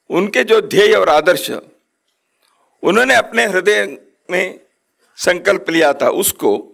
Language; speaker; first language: Hindi; non-native, local second language; Kannada